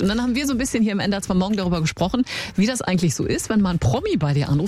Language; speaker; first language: German; native; German